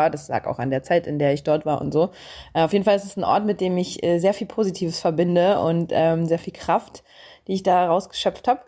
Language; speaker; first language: German; native; German